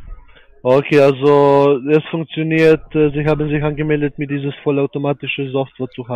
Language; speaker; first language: German; non-native, learner; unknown